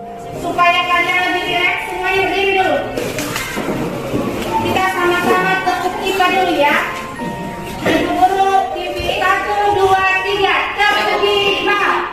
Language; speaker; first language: Indonesian; native; Indonesian